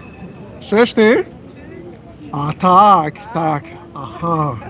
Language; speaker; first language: Polish; non-native, learner; French